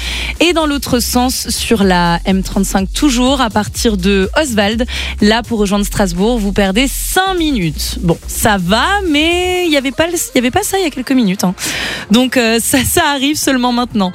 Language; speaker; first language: French; native; French